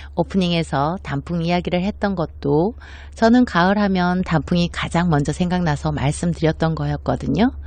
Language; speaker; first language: Korean; native; Korean